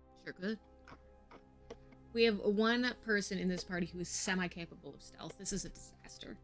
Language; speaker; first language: English; native; English